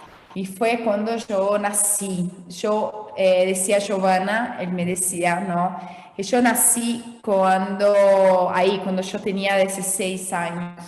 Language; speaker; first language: Spanish; non-native, fluent; Portuguese